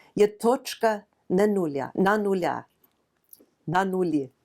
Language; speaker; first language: Ukrainian; non-native, fluent; English